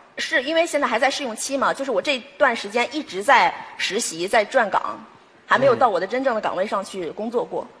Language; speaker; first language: Chinese; native; Chinese